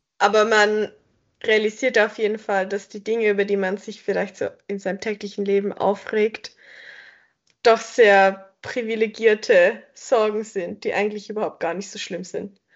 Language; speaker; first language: German; native; German